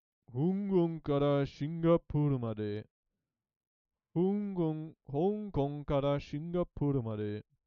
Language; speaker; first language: Japanese; non-native, learner; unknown